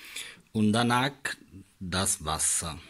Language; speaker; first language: German; non-native, learner; Italian